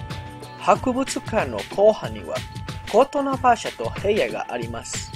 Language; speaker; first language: Japanese; non-native, learner; Spanish